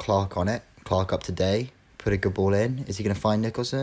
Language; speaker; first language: English; native; English